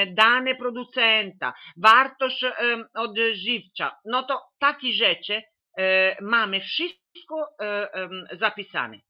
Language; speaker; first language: Polish; non-native, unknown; Italian